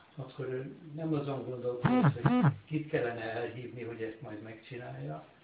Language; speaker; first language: Hungarian; native; Hungarian